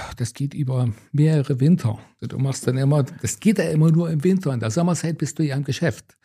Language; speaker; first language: German; native; German